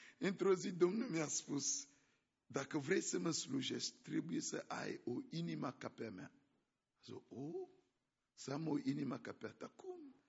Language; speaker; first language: Romanian; non-native, fluent; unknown